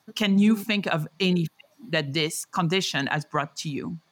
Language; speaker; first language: English; non-native, fluent; French